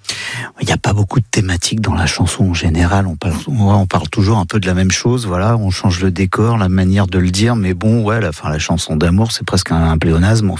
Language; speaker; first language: French; native; French